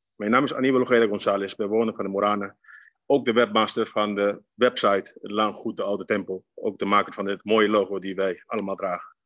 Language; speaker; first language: Dutch; non-native, fluent; Spanish